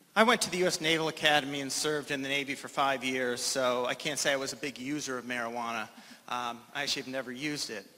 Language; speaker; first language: English; native; English